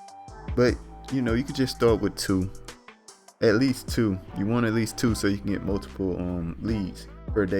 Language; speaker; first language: English; native; English